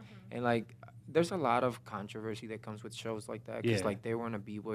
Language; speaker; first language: English; non-native, fluent; Spanish